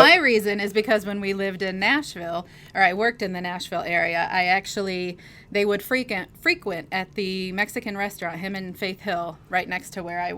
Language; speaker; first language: English; native; English